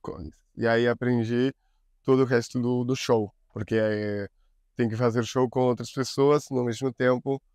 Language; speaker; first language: Portuguese; non-native, learner; Spanish